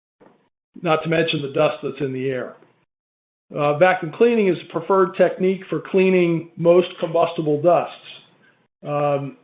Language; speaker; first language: English; native; English